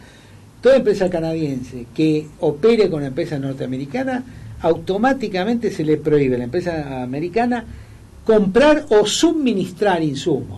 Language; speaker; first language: Spanish; native; Spanish